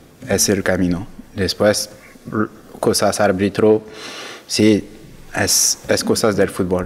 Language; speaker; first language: Spanish; non-native, learner; French